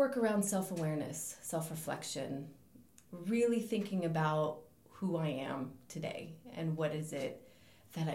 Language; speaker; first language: English; native; English